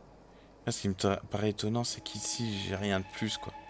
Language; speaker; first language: French; native; French